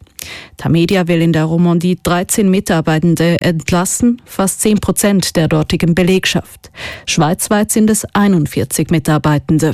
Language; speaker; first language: German; native; German